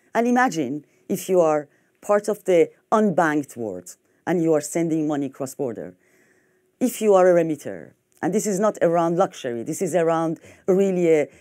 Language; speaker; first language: English; non-native, fluent; French